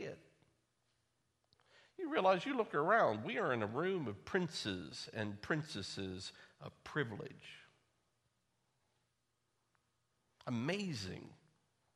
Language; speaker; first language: English; native; English